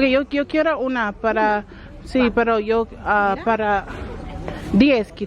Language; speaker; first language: Spanish; non-native, learner; English